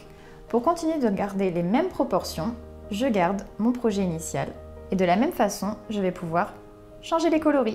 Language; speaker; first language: French; native; French